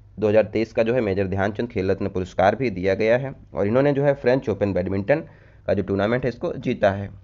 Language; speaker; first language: Hindi; native; Hindi